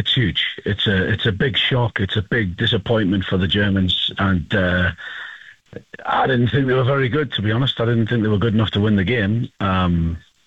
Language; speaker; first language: English; native; English